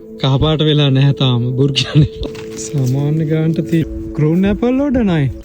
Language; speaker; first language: Sinhala; native; Sinhala